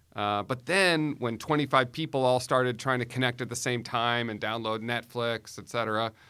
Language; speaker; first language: English; native; English